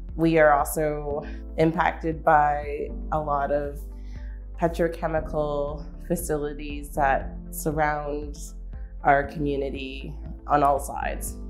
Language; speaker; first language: English; native; English